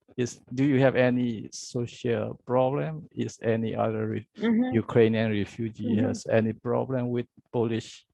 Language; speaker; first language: English; non-native, learner; Burmese